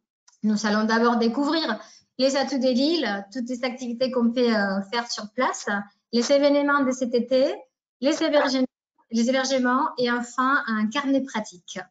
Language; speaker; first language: French; native; French